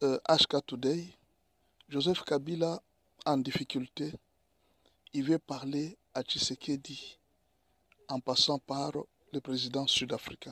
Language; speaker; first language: French; non-native, local second language; Lingala